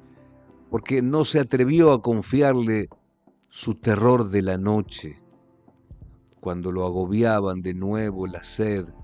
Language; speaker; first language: Spanish; native; Spanish